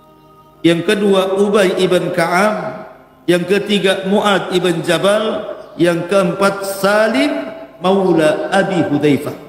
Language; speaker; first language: Indonesian; native; Indonesian